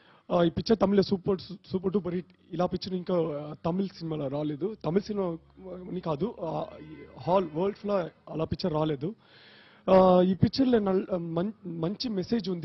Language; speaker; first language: Telugu; non-native, learner; Tamil